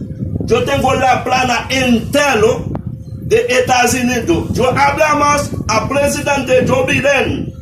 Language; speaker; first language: Spanish; non-native, learner; Haitian Creole